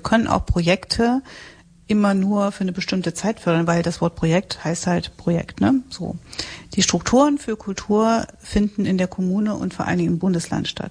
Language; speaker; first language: German; native; German